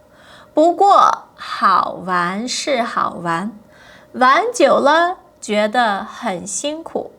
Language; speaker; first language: Chinese; non-native, fluent; Portuguese